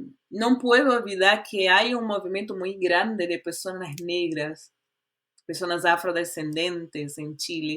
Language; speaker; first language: Spanish; non-native, fluent; Portuguese